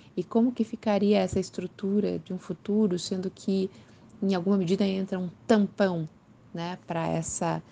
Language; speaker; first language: Portuguese; native; Portuguese